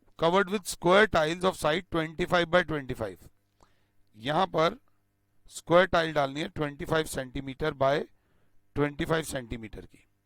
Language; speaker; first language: Hindi; native; Hindi